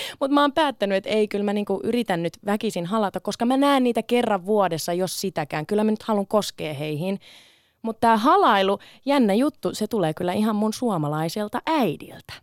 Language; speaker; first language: Finnish; early bilingual, other home language; Sinhala